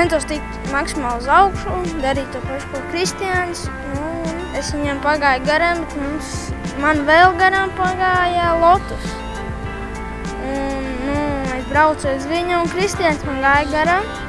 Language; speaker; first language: Latvian; native; Latvian